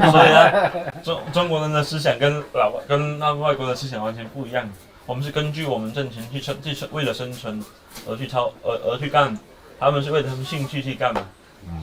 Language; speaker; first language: Chinese; native; Chinese